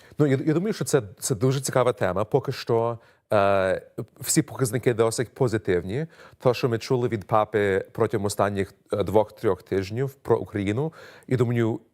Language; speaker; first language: Ukrainian; early bilingual, heritage; Ukrainian